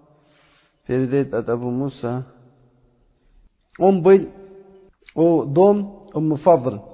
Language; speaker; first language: Russian; non-native, local second language; Uzbek